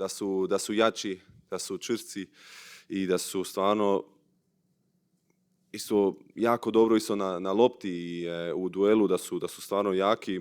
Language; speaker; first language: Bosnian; early bilingual, heritage; Bosnian